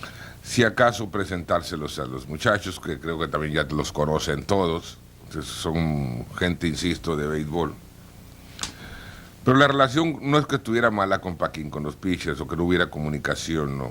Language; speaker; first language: Spanish; native; Spanish